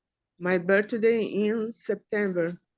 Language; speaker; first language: English; non-native, learner; Portuguese